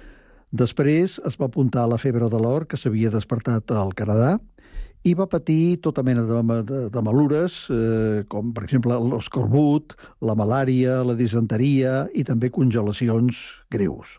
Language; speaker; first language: Catalan; native; Catalan